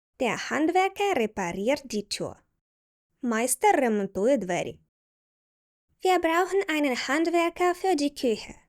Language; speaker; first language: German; non-native, fluent; Ukrainian